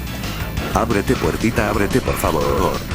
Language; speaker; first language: Spanish; native; Spanish